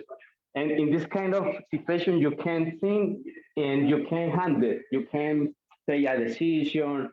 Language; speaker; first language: English; non-native, learner; Spanish